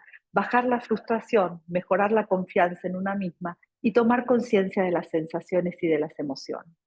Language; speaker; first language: Spanish; native; Spanish